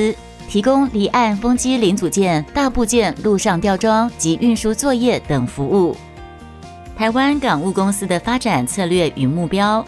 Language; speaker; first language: Chinese; native; Chinese